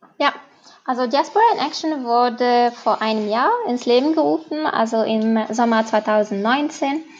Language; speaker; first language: German; non-native, fluent; Arabic